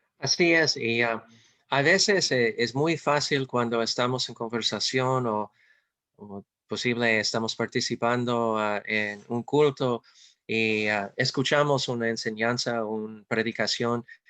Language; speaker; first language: Spanish; non-native, fluent; English